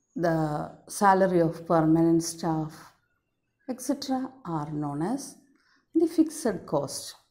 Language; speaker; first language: English; non-native, local second language; Malayalam